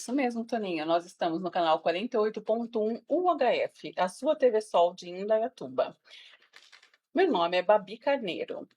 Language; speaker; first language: Portuguese; native; Portuguese